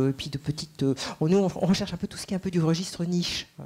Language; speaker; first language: French; native; French